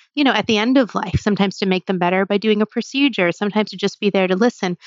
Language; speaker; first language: English; native; English